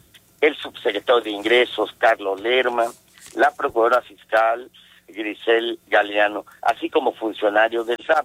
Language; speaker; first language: Spanish; native; Spanish